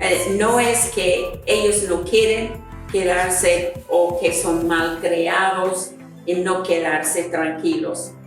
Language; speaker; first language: Spanish; non-native, fluent; English